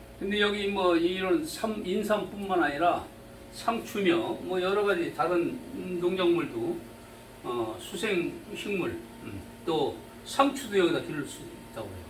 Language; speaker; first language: Korean; native; Korean